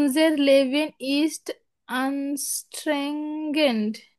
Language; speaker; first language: German; non-native, learner; Bangla